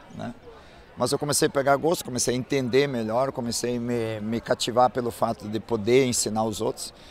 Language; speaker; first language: Portuguese; native; Portuguese